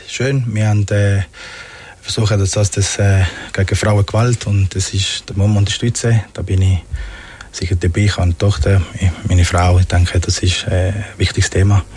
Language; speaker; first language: German; early bilingual, other home language; Spanish